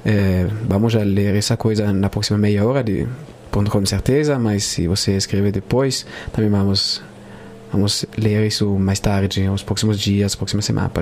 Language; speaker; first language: Portuguese; non-native, learner; Spanish